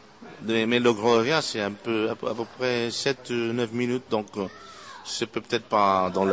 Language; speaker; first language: French; non-native, fluent; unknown